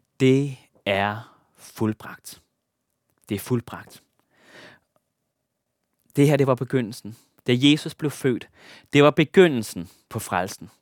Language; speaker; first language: Danish; native; Danish